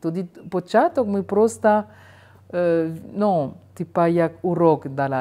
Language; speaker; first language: Ukrainian; non-native, fluent; French